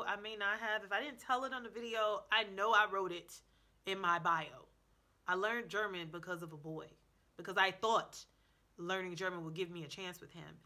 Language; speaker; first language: English; native; English